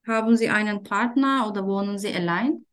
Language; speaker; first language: German; non-native, fluent; Turkish